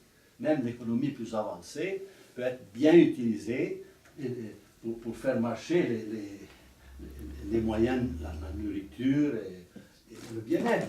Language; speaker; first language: French; non-native, fluent; Italian